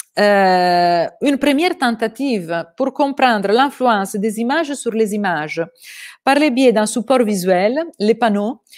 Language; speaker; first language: French; non-native, fluent; Italian